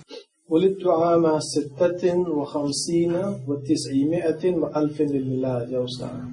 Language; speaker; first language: Arabic; non-native, learner; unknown